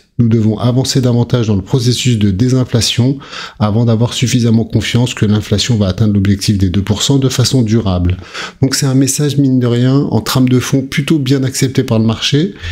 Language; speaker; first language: French; native; French